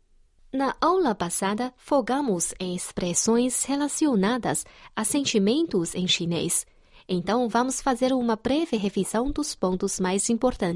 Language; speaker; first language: Portuguese; non-native, fluent; Chinese